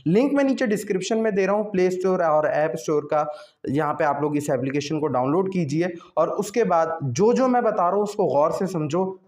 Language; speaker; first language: Urdu; native; Urdu